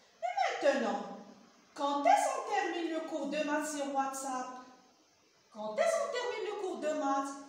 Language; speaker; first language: French; non-native, local second language; Arabic